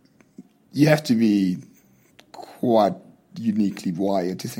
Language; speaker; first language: English; native; English